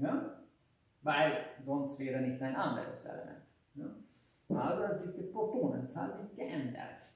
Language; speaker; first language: German; non-native, fluent; Hungarian